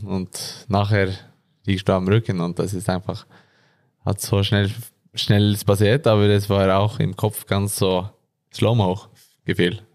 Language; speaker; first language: German; non-native, learner; Norwegian